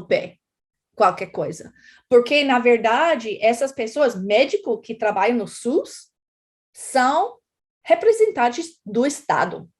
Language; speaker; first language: Portuguese; non-native, fluent; English